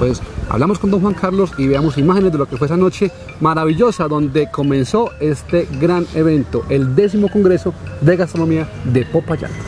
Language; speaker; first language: Spanish; native; Spanish